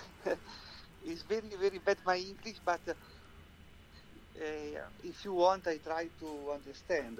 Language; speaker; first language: English; non-native, learner; Italian